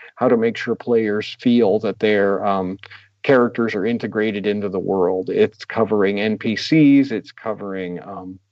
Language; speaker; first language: English; native; English